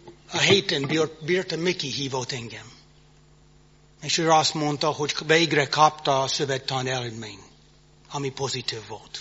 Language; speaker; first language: Hungarian; non-native, fluent; English